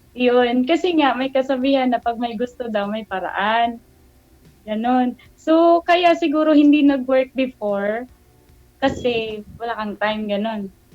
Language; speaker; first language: Filipino; non-native, local second language; Hiligaynon